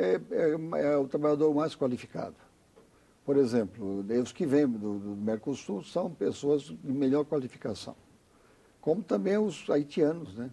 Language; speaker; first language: Portuguese; native; Portuguese